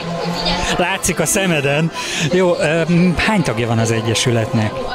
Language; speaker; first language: Hungarian; native; Hungarian